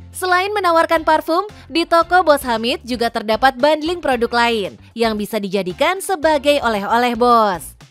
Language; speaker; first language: Indonesian; native; Indonesian